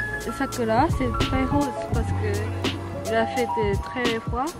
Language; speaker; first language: French; non-native, learner; Japanese